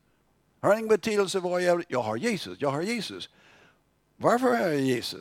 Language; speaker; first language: Swedish; non-native, fluent; English